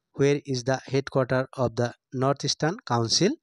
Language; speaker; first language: English; non-native, local second language; Assamese